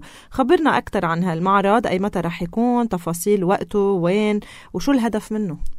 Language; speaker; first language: Arabic; native; Arabic